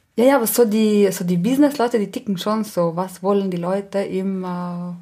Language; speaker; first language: German; non-native, local second language; Ladin